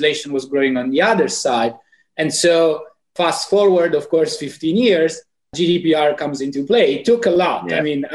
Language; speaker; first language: English; non-native, fluent; Italian